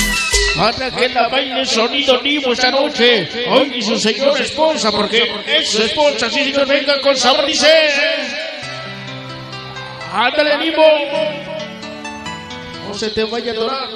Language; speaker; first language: Spanish; native; Spanish